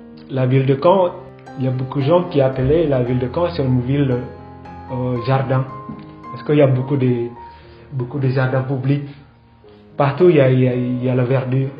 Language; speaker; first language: French; non-native, fluent; Indonesian